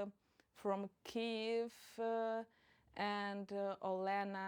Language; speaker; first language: English; non-native, fluent; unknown